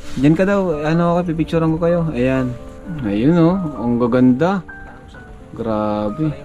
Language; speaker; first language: Filipino; native; Filipino